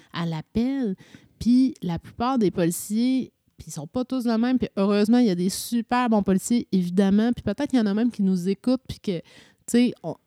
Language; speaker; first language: French; native; French